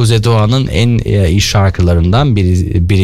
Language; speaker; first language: Turkish; native; Turkish